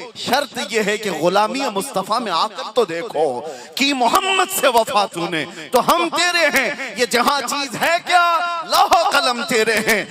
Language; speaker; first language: Hindi; non-native, local second language; Urdu